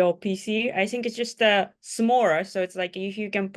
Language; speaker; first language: English; non-native, learner; Japanese